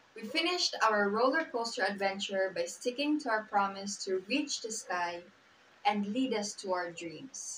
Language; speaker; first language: English; non-native, local second language; Cebuano